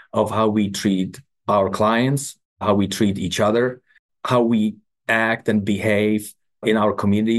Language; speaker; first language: English; non-native, fluent; Czech